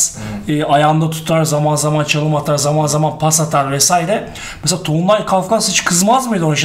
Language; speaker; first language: Turkish; native; Turkish